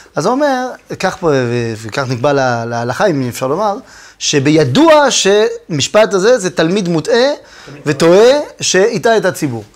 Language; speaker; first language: Hebrew; non-native, fluent; French